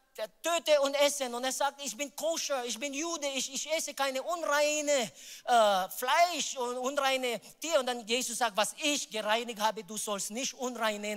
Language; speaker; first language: German; non-native, learner; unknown